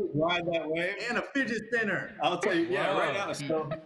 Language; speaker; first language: English; native; English